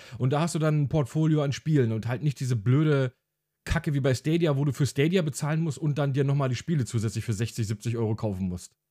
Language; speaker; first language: German; early bilingual, other home language; Hungarian